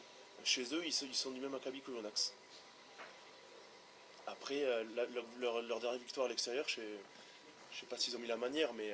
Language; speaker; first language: French; native; French